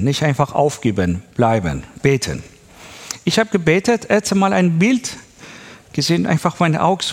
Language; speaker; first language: German; non-native, learner; Persian